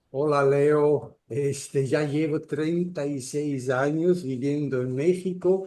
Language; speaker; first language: Spanish; non-native, fluent; German